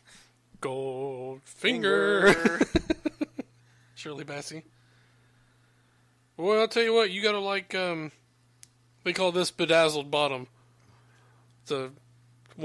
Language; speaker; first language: English; native; English